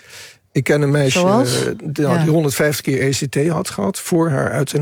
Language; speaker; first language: Dutch; native; Dutch